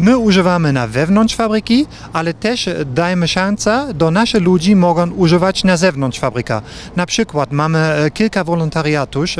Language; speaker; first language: Polish; non-native, learner; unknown